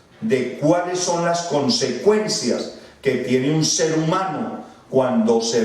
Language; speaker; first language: Spanish; native; Spanish